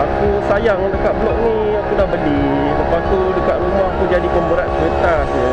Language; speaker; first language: Malay; native; Malay